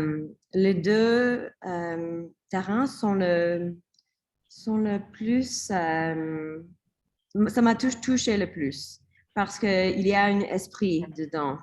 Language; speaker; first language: French; non-native, learner; English